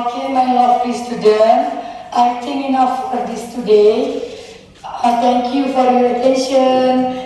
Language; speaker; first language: English; non-native, learner; Indonesian